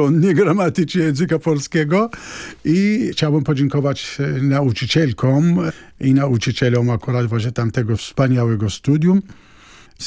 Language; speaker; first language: Polish; non-native, fluent; Arabic